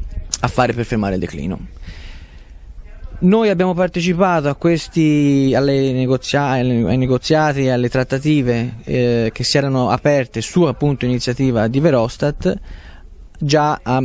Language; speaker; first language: Italian; native; Italian